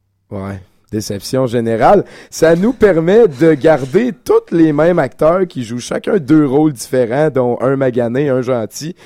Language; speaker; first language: French; native; French